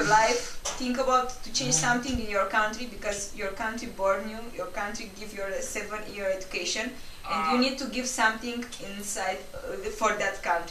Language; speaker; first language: English; non-native, local second language; Romanian